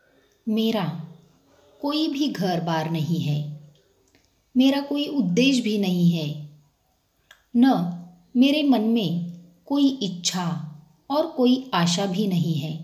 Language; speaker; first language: Hindi; non-native, local second language; Marathi